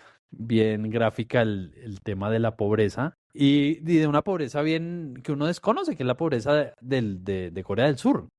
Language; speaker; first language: Spanish; native; Spanish